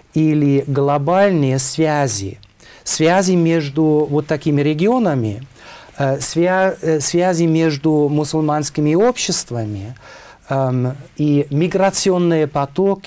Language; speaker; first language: Russian; non-native, fluent; German